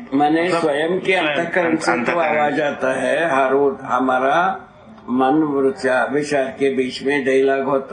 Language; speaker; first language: Hindi; non-native, local second language; Kannada